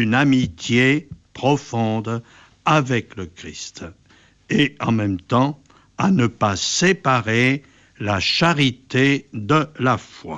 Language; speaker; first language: French; native; French